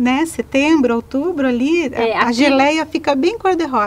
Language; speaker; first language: Portuguese; native; Portuguese